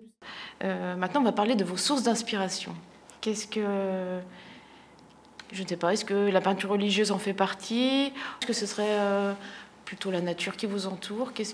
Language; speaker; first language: French; native; French